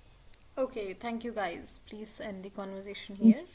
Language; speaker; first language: English; non-native, local second language; Hindi